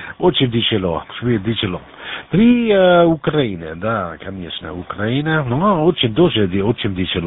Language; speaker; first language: Russian; non-native, learner; German